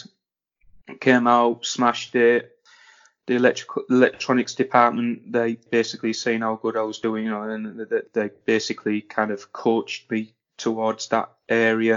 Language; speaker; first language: English; native; English